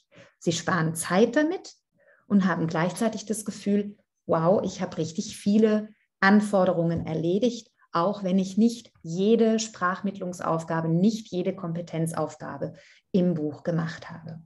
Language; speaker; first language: German; non-native, fluent; Italian